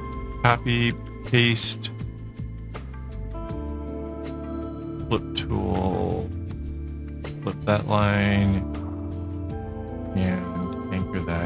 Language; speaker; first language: English; native; English